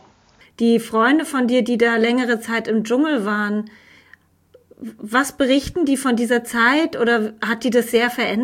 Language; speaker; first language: German; native; German